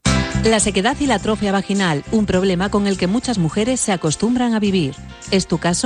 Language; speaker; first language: Spanish; native; Spanish